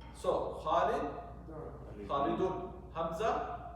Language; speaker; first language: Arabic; non-native, fluent; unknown